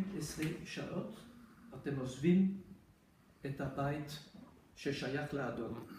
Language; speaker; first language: Hebrew; non-native, fluent; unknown